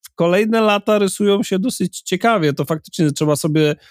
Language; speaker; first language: Polish; native; Polish